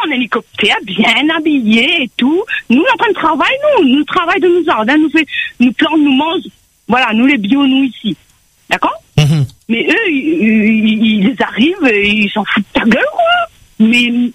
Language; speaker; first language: French; non-native, local second language; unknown